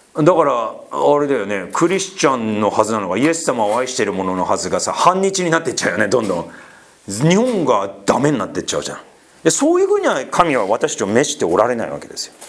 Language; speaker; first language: Japanese; native; Japanese